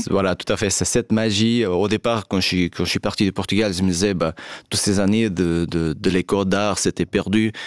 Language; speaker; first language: French; non-native, fluent; Portuguese